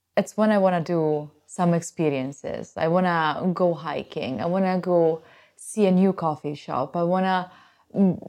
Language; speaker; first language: English; non-native, fluent; Italian